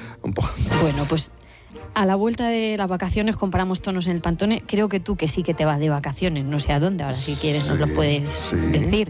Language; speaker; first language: Spanish; native; Spanish